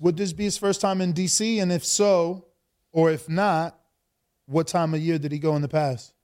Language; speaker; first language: English; native; English